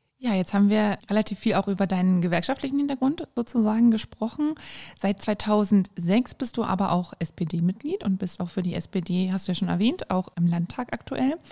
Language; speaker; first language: German; native; German